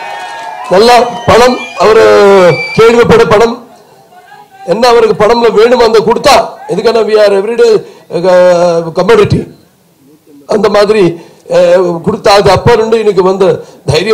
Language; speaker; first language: Tamil; non-native, local second language; Telugu